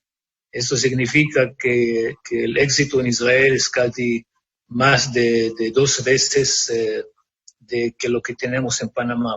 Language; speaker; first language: Spanish; non-native, fluent; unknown